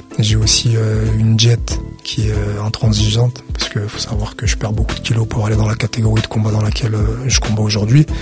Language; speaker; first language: French; early bilingual, other home language; Arabic